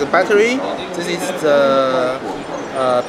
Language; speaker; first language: English; non-native, learner; Chinese